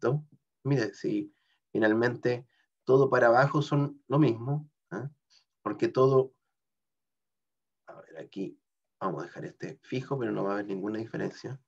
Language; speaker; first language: Spanish; native; Spanish